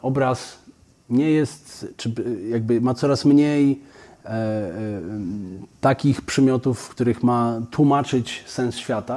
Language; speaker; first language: Polish; native; Polish